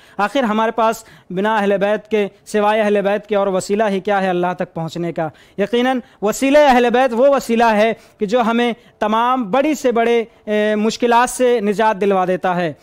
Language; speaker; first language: Urdu; native; Urdu